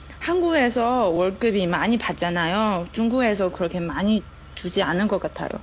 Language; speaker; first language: Korean; non-native, learner; Chinese